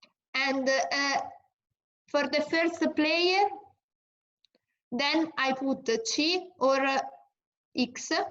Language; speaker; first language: English; non-native, learner; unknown